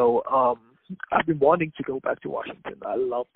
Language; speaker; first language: English; non-native, local second language; Cantonese